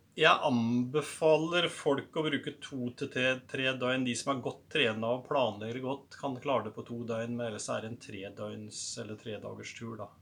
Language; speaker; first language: Norwegian; native; Norwegian